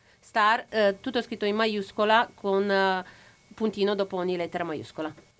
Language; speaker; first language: Italian; non-native, fluent; Romanian